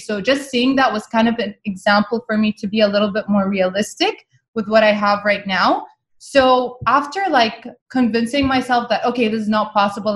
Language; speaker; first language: English; non-native, fluent; Arabic